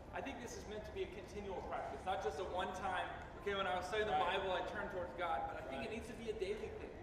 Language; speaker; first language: English; native; English